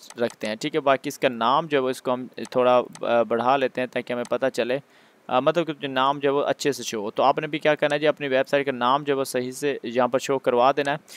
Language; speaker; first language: Urdu; non-native, local second language; Punjabi